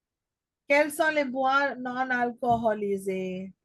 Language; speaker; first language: French; non-native, learner; Telugu